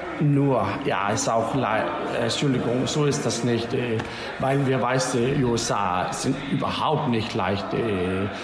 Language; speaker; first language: German; non-native, learner; Danish